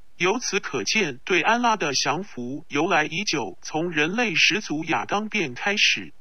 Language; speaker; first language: Chinese; non-native, local second language; Cantonese